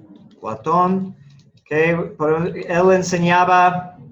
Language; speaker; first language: Spanish; non-native, fluent; English